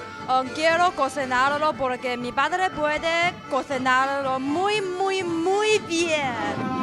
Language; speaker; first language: Spanish; non-native, learner; Chinese